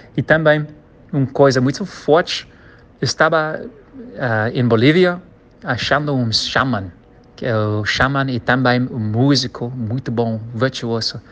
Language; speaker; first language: Portuguese; non-native, learner; English